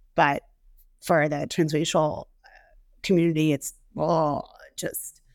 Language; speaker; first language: English; native; English